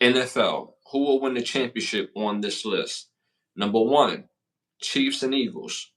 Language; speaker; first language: English; native; English